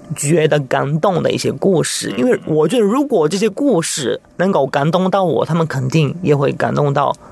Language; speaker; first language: Chinese; non-native, fluent; Italian